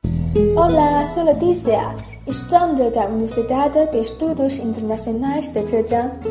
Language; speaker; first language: Portuguese; non-native, learner; Chinese